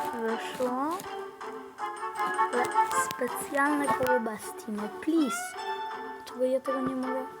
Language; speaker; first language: Polish; native; Polish